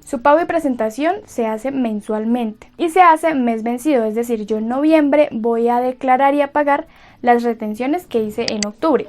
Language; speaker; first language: Spanish; native; Spanish